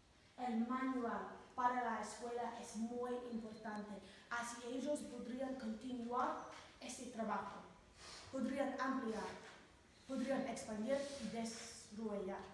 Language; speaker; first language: Spanish; non-native, learner; English